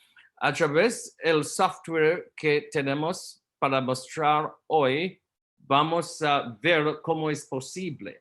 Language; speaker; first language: Spanish; non-native, learner; Portuguese